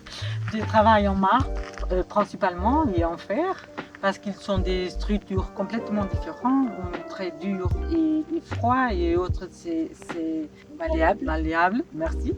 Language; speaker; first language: French; non-native, learner; Portuguese